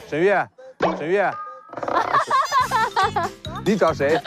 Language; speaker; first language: Chinese; native; Chinese